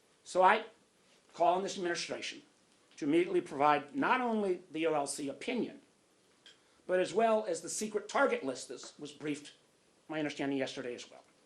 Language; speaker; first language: English; native; English